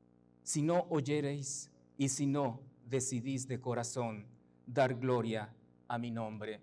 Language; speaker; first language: Spanish; native; Spanish